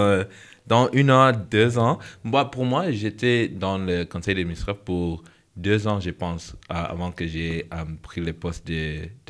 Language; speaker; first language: French; non-native, learner; English